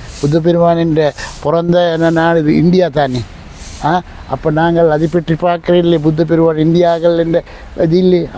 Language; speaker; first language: Tamil; non-native, local second language; Sinhala